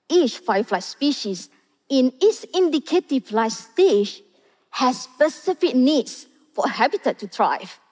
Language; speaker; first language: English; non-native, local second language; Malay